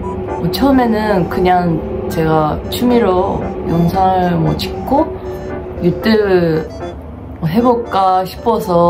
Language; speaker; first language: Korean; non-native, fluent; Japanese